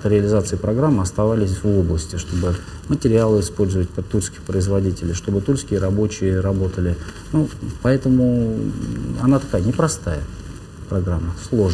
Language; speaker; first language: Russian; native; Russian